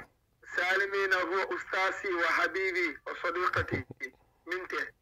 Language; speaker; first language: Arabic; non-native, learner; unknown